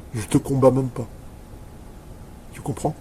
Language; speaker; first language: French; native; French